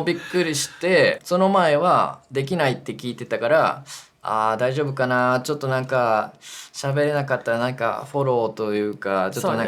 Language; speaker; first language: Japanese; native; Japanese